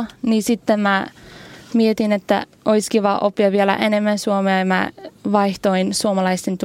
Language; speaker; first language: Finnish; non-native, learner; English